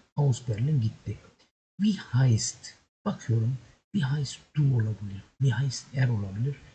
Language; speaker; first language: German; non-native, fluent; Turkish